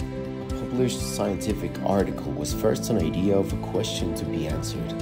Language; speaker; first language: English; non-native, fluent; Spanish